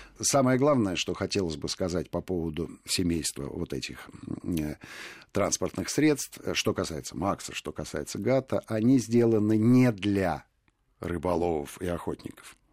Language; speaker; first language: Russian; native; Russian